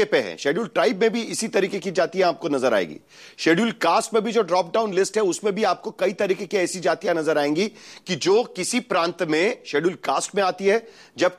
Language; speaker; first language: Hindi; non-native, local second language; Marathi